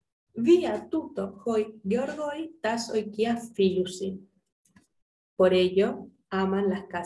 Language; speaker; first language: Spanish; native; Spanish